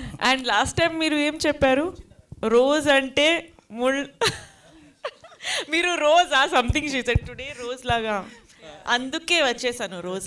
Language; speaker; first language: Telugu; non-native, learner; Hindi